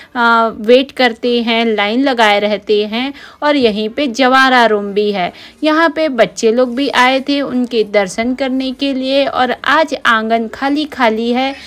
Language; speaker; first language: Hindi; native; Hindi